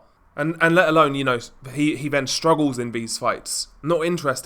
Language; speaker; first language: English; native; English